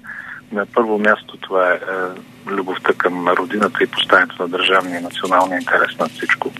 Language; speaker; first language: Bulgarian; native; Bulgarian